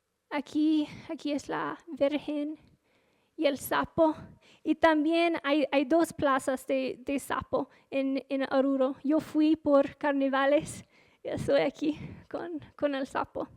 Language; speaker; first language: Spanish; non-native, fluent; English